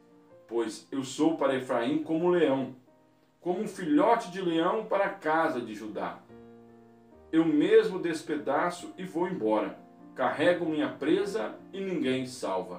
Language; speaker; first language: Portuguese; native; Portuguese